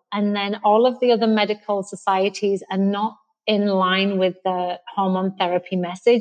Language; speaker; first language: English; native; English